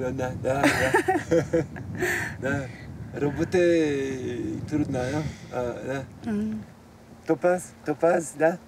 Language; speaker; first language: Russian; non-native, learner; French